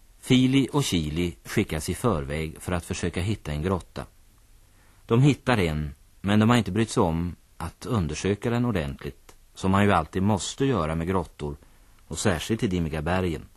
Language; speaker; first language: Swedish; native; Swedish